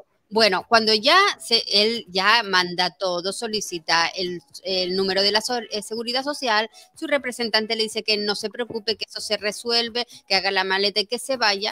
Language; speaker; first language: Spanish; native; Spanish